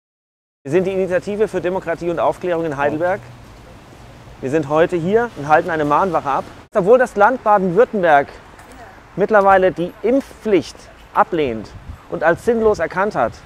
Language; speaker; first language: German; native; German